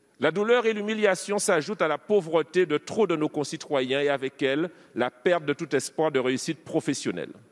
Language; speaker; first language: French; native; French